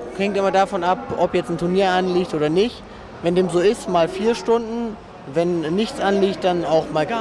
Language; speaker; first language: German; native; German